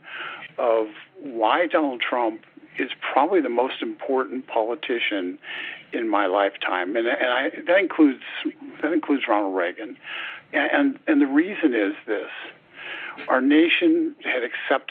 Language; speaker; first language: English; native; English